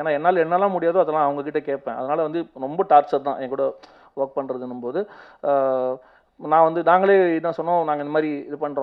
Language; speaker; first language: Tamil; native; Tamil